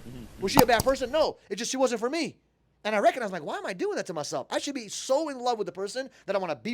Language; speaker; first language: English; native; English